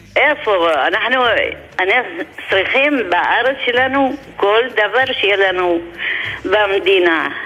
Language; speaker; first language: Hebrew; early bilingual, other home language; Arabic